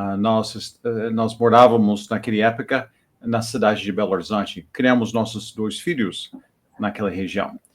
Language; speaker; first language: Portuguese; non-native, fluent; English